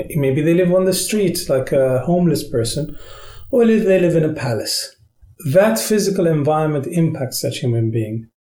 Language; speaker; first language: English; non-native, fluent; Arabic